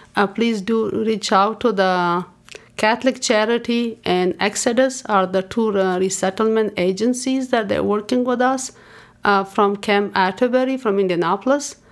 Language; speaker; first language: English; non-native, fluent; Persian